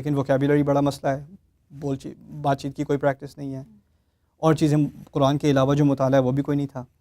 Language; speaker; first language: Urdu; early bilingual, heritage; Urdu